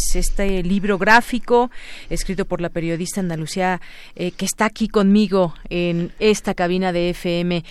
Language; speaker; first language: Spanish; native; Spanish